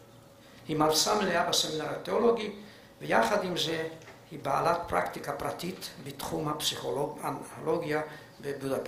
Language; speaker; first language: Hebrew; non-native, fluent; Hungarian